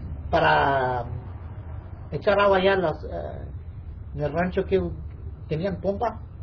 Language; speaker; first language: Spanish; early bilingual, other home language; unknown